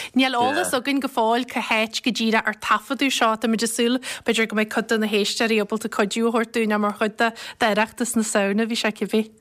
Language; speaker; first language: Irish; native; Irish